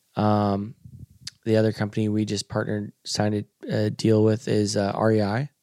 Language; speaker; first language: English; native; English